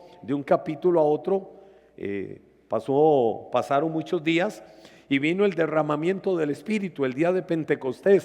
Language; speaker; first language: Spanish; native; Spanish